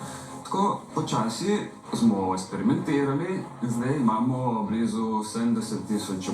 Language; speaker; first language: Slovenian; non-native, learner; Italian